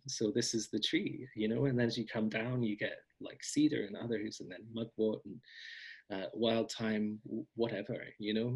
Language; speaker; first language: English; native; English